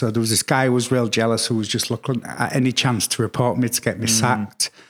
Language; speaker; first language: English; native; English